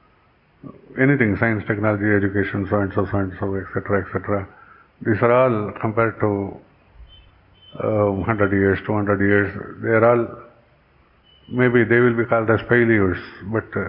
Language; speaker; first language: English; non-native, local second language; Kannada